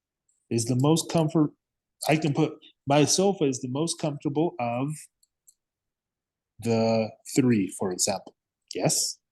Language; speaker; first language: English; non-native, fluent; Spanish